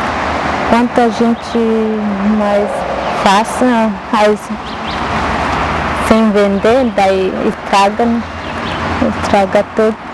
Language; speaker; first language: Portuguese; non-native, local second language; Guarani